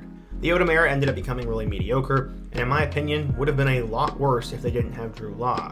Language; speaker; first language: English; native; English